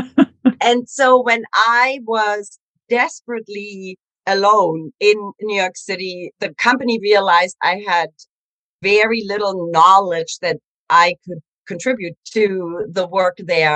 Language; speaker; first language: English; non-native, fluent; German